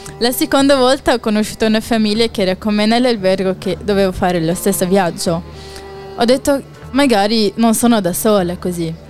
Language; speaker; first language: Italian; non-native, fluent; Arabic